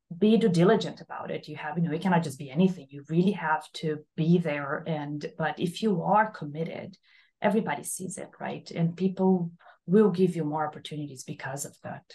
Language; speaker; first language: English; non-native, fluent; Portuguese